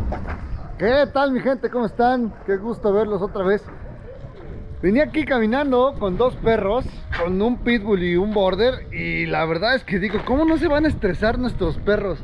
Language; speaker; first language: Spanish; native; Spanish